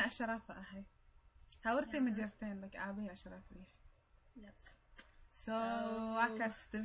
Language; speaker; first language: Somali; early bilingual, heritage; Somali